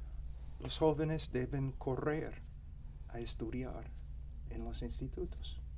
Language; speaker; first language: Spanish; non-native, fluent; English